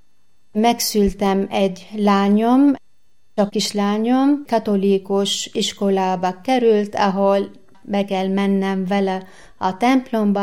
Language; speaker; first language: Hungarian; non-native, learner; Arabic